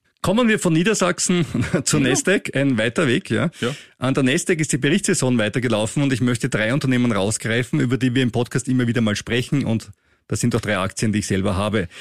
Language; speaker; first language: German; native; German